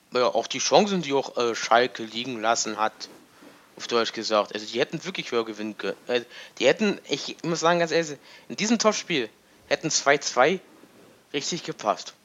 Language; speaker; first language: German; native; German